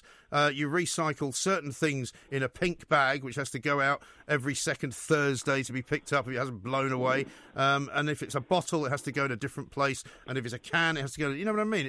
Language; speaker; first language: English; native; English